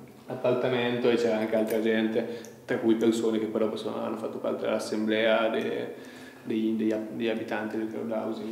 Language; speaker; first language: Italian; native; Italian